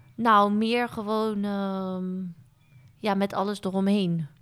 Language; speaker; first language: Dutch; native; Dutch